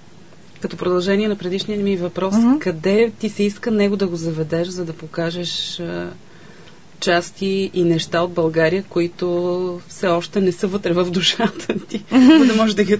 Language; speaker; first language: Bulgarian; native; Bulgarian